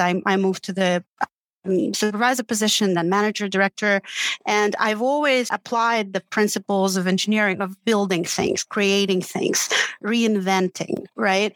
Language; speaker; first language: English; non-native, fluent; Uzbek